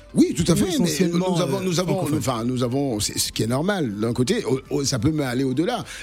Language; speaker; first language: French; native; French